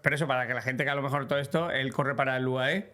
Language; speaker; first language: Spanish; native; Spanish